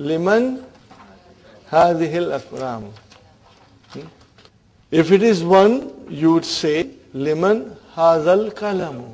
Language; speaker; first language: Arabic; non-native, fluent; Urdu